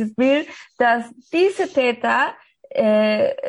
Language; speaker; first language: German; non-native, learner; Spanish